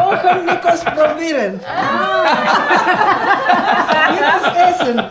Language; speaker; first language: German; non-native, learner; Greek